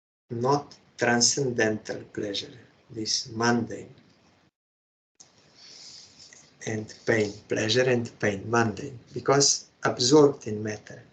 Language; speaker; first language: English; non-native, fluent; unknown